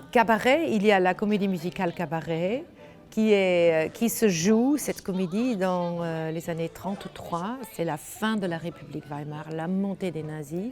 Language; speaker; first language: French; non-native, fluent; German